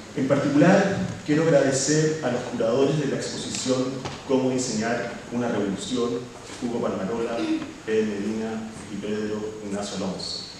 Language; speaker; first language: Spanish; native; Spanish